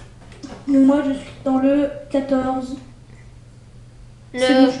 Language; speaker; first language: French; native; French